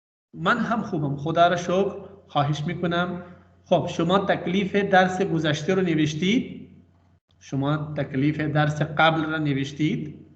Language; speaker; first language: Persian; non-native, fluent; Urdu